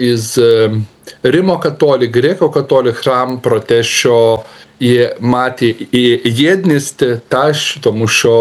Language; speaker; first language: Ukrainian; non-native, learner; Lithuanian